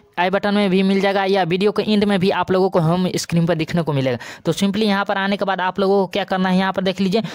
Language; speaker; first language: Hindi; native; Hindi